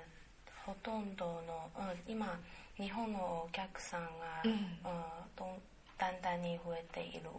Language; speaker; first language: Japanese; non-native, learner; Chinese